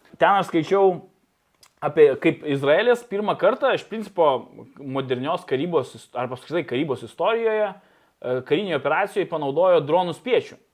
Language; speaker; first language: Lithuanian; native; Lithuanian